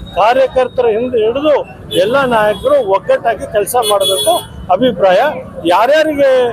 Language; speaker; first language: Kannada; non-native, local second language; Lambadi